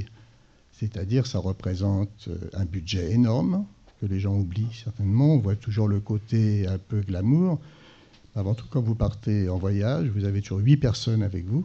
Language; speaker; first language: French; native; French